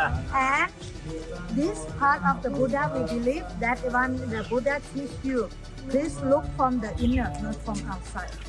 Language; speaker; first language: English; non-native, learner; Thai